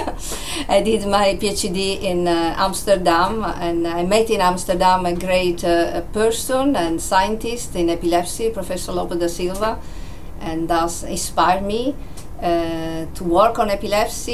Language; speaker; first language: English; non-native, fluent; Italian